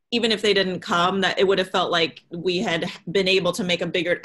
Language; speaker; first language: English; native; English